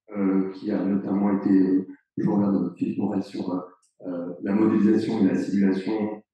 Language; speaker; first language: French; native; French